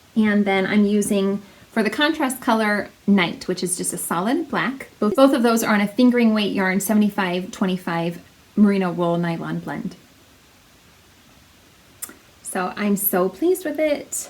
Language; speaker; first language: English; native; English